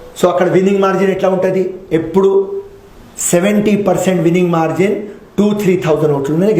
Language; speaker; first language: Telugu; non-native, local second language; Urdu